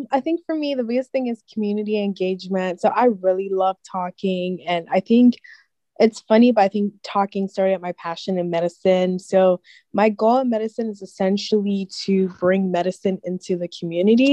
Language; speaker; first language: English; non-native, local second language; Akan